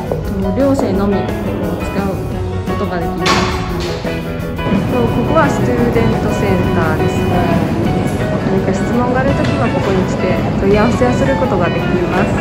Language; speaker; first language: Japanese; non-native, fluent; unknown